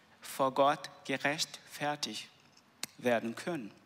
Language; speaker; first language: German; non-native, learner; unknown